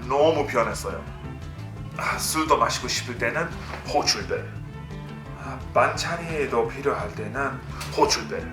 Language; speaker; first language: Korean; non-native, fluent; English